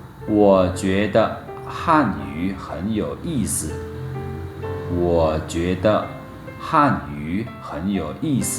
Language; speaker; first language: Chinese; non-native, fluent; Lao